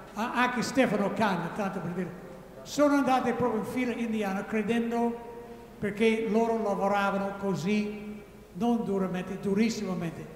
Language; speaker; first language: Italian; non-native, fluent; English